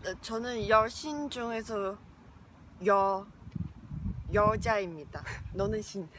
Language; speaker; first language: Korean; non-native, learner; Chinese